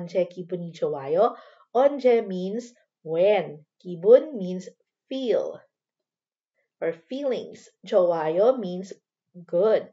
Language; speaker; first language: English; non-native, local second language; Filipino